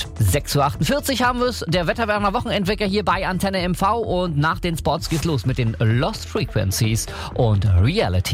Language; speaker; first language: German; native; German